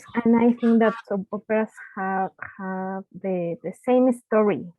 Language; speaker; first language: English; non-native, learner; Spanish